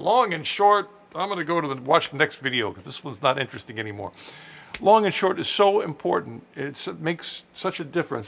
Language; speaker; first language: English; native; English